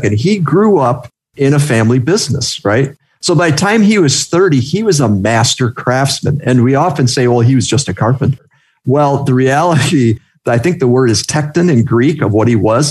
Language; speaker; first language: English; native; English